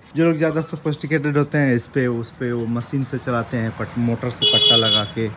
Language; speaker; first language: Hindi; native; Hindi